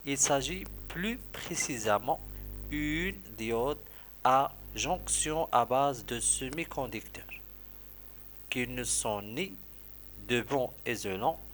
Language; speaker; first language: French; non-native, local second language; Arabic